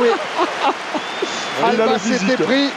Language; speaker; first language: French; native; French